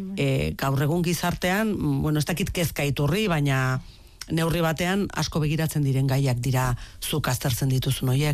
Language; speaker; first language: Basque; native; Basque